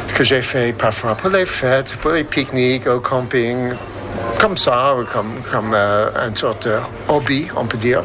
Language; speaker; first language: French; non-native, fluent; English